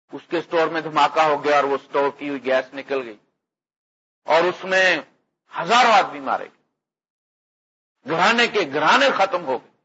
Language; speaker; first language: Urdu; non-native, local second language; Punjabi